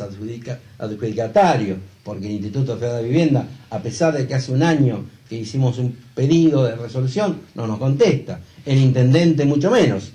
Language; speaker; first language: Spanish; native; Spanish